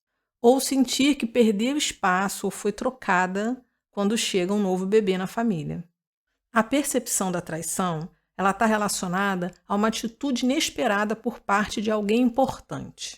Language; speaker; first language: Portuguese; native; Portuguese